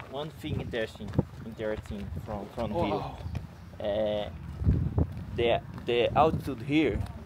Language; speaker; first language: English; non-native, learner; Portuguese